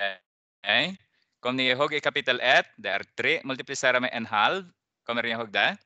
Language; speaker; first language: Swedish; non-native, fluent; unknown